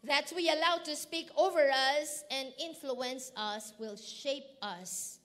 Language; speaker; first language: English; non-native, local second language; Filipino